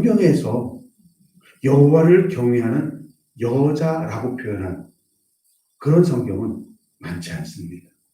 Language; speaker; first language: Korean; native; Korean